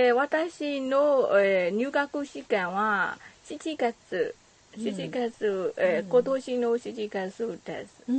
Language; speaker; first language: Japanese; non-native, learner; Burmese